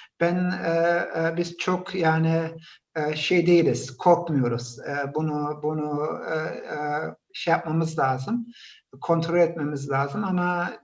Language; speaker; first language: Turkish; early bilingual, heritage; Turkish